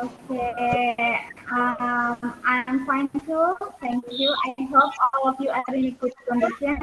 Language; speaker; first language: English; non-native, learner; Indonesian